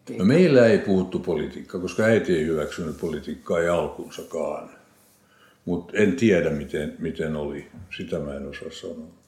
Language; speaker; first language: Finnish; non-native, local second language; Swedish